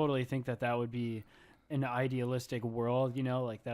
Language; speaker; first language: English; native; English